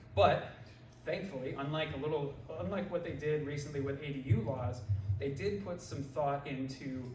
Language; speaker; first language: English; native; English